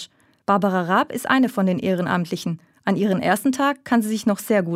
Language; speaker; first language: German; native; German